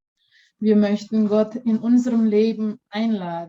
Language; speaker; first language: German; non-native, fluent; Indonesian